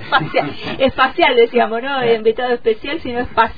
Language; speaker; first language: Spanish; native; Spanish